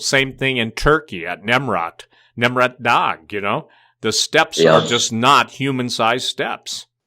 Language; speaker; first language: English; native; English